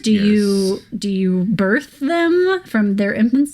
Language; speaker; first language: English; native; English